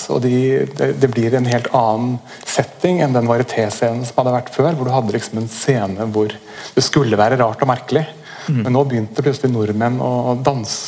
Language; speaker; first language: Norwegian; native; Norwegian